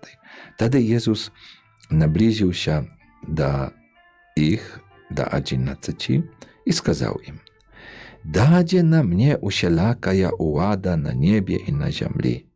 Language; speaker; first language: Polish; non-native, local second language; Belarusian